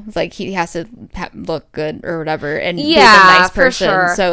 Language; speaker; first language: English; native; English